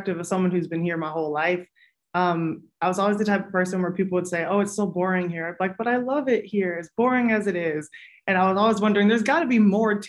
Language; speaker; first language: English; native; English